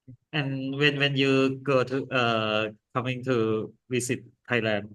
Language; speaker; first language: English; non-native, learner; Thai